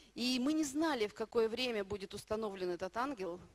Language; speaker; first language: Russian; native; Russian